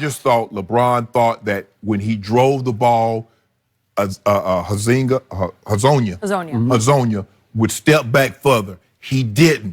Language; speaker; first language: English; native; English